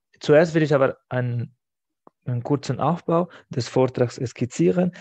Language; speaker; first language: German; non-native, fluent; Spanish